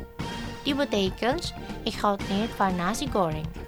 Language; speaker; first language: Dutch; non-native, learner; Indonesian